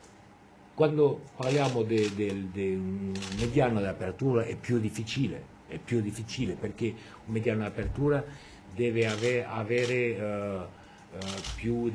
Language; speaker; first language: Italian; non-native, fluent; French